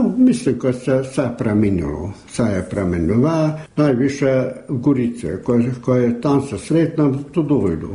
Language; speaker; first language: Serbian; early bilingual, heritage; Serbian